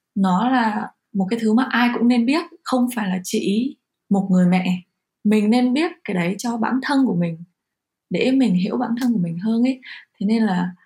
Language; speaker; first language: Vietnamese; early bilingual, heritage; Vietnamese